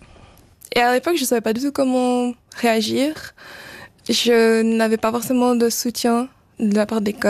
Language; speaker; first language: French; early bilingual, other home language; Portuguese